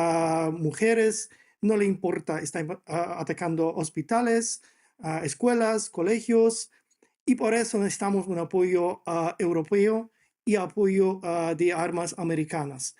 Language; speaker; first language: Spanish; non-native, fluent; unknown